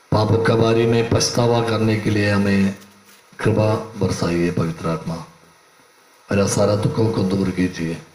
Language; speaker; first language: Hindi; non-native, local second language; Malayalam